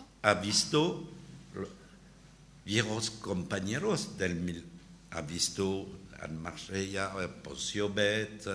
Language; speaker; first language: Spanish; non-native, learner; French